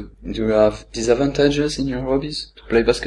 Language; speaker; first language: English; non-native, learner; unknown